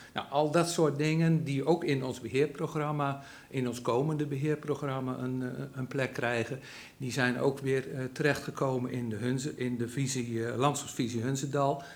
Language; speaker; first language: Dutch; native; Dutch